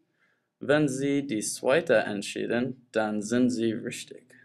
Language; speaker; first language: German; non-native, learner; English